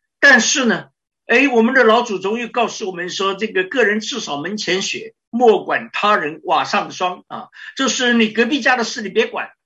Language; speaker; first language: Chinese; native; Chinese